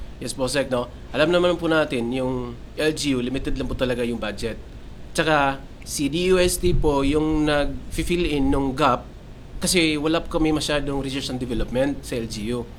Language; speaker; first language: Filipino; non-native, local second language; Cebuano